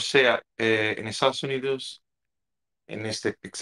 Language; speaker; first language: Spanish; non-native, fluent; Portuguese